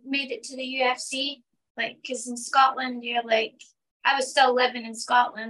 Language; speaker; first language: English; native; English